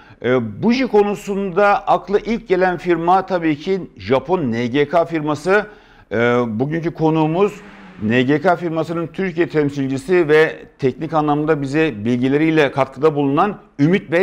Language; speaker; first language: Turkish; native; Turkish